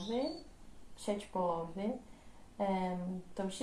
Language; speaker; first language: Polish; non-native, learner; Portuguese